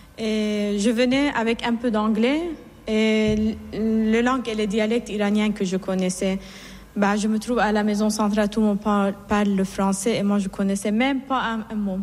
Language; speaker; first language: French; non-native, learner; Persian